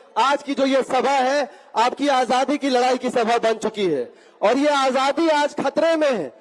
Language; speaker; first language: Hindi; native; Hindi